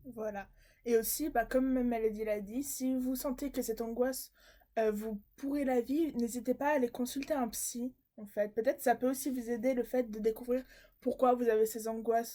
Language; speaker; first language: French; native; French